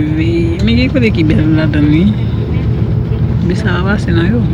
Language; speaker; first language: French; non-native, learner; Haitian Creole